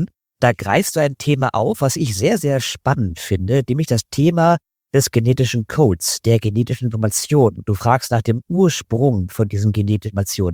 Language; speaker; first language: German; native; German